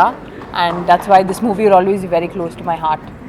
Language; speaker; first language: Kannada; non-native, learner; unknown